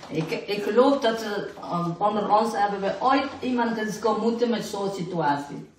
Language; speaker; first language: Dutch; non-native, fluent; Indonesian